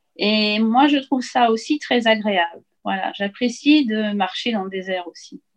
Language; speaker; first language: French; native; French